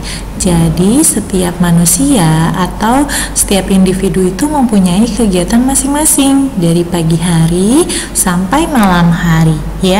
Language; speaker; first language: Indonesian; native; Indonesian